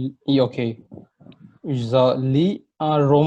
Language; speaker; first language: French; non-native, learner; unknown